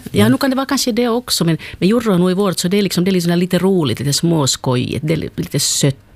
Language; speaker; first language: Swedish; native; Swedish